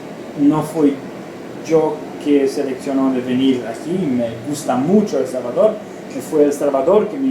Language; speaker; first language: Spanish; non-native, learner; Romanian